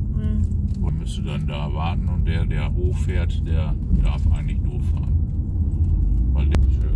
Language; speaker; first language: German; native; German